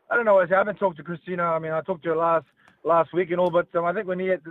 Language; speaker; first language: English; native; English